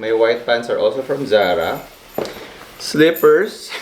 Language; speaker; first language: English; non-native, local second language; Filipino